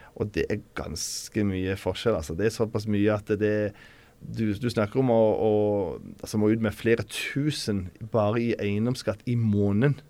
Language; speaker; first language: Norwegian; native; Norwegian